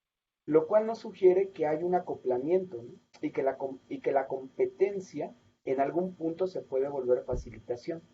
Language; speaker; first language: Spanish; native; Spanish